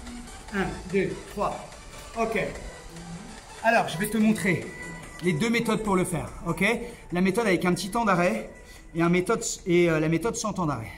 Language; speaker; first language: French; native; French